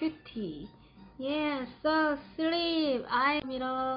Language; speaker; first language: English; non-native, learner; Korean